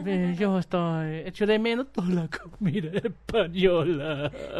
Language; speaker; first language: Spanish; non-native, fluent; German